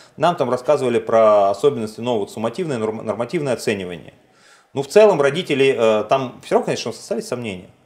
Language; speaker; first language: Russian; native; Russian